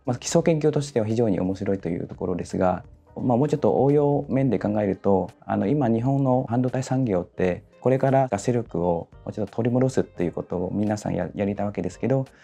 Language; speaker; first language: Japanese; non-native, fluent; Vietnamese